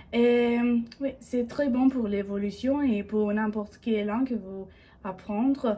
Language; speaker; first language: French; non-native, learner; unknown